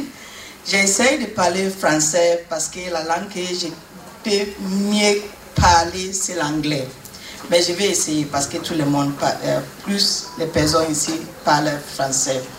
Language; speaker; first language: French; non-native, learner; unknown